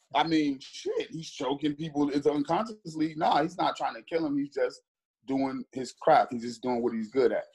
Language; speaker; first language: English; native; English